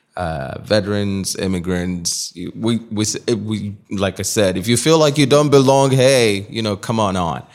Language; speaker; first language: English; non-native, local second language; Igbo